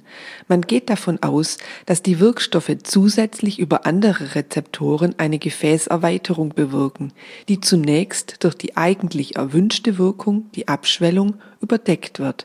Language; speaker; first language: German; native; German